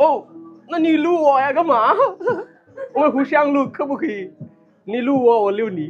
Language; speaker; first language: Chinese; non-native, learner; Bangla